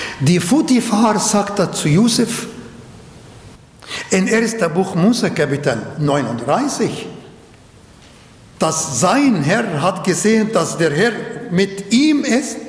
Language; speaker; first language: German; non-native, learner; Arabic